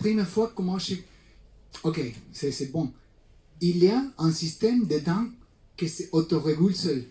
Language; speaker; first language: French; non-native, fluent; Spanish